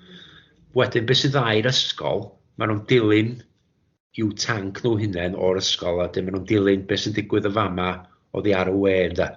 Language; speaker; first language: Welsh; native; Welsh